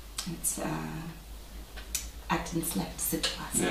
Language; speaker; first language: Dutch; non-native, learner; English